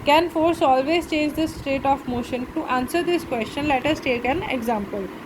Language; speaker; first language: English; non-native, local second language; Punjabi